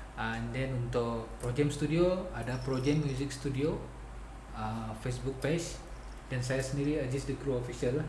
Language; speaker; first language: Malay; native; Malay